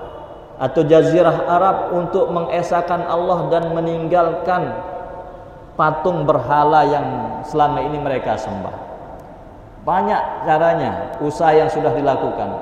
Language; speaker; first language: Indonesian; native; Indonesian